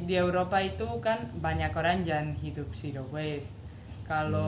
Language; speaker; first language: Indonesian; non-native, fluent; Spanish